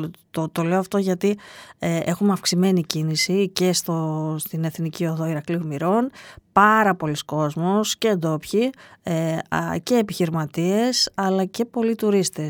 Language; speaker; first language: Greek; native; Greek